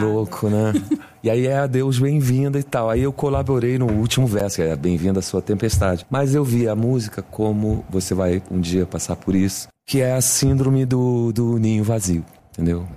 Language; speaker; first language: Portuguese; native; Portuguese